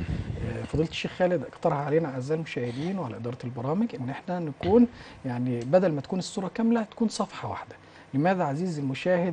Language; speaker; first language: Arabic; native; Arabic